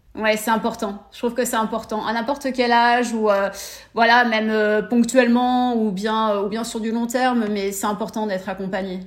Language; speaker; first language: French; native; French